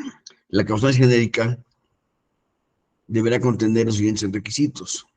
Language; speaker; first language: Spanish; native; Spanish